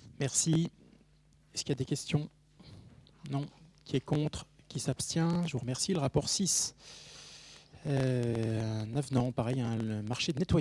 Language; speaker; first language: French; native; French